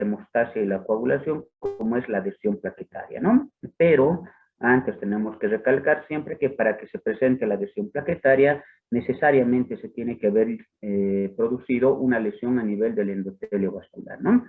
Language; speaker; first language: Spanish; native; Spanish